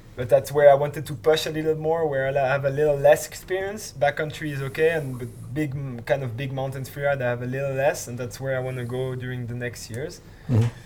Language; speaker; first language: English; non-native, fluent; French